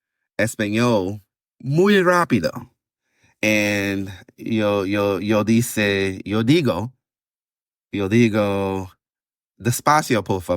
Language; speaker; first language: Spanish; non-native, learner; English